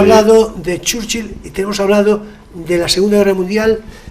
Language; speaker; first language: Spanish; native; Spanish